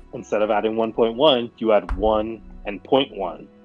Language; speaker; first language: English; native; English